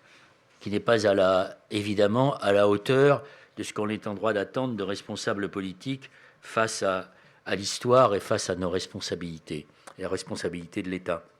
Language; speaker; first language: French; native; French